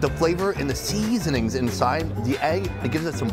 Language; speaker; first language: English; native; English